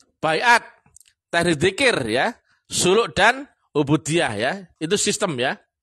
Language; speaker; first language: Indonesian; non-native, local second language; Javanese